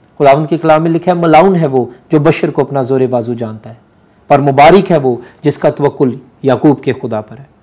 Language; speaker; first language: Urdu; non-native, local second language; Punjabi